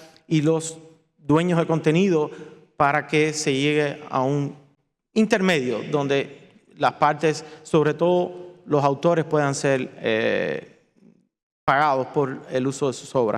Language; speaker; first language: Spanish; native; Spanish